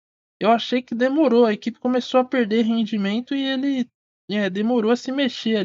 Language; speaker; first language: Portuguese; native; Portuguese